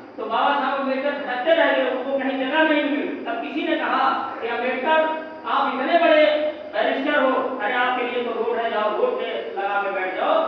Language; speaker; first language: Hindi; native; Hindi